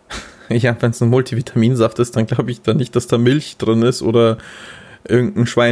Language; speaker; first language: German; native; German